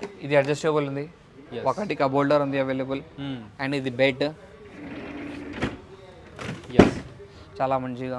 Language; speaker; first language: Telugu; non-native, local second language; Urdu